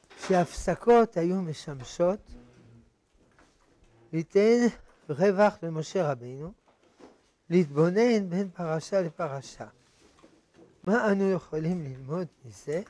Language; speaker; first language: Hebrew; non-native, fluent; French